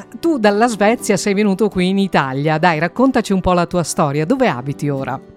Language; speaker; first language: Italian; native; Italian